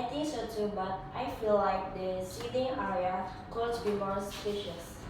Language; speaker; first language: English; non-native, fluent; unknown